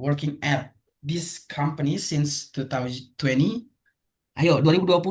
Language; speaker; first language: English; non-native, fluent; Indonesian